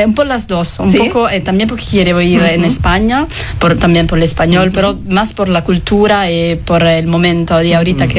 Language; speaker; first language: Spanish; non-native, fluent; Italian